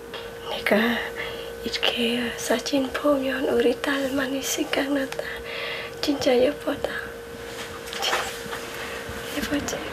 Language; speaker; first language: Korean; non-native, learner; Khmer